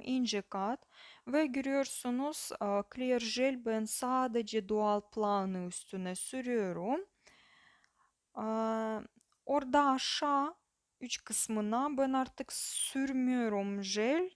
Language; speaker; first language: Turkish; non-native, learner; Russian